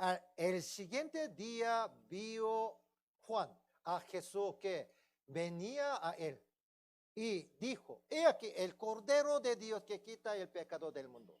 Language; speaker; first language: Spanish; non-native, fluent; Korean